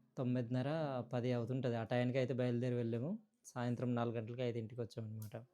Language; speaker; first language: Telugu; non-native, local second language; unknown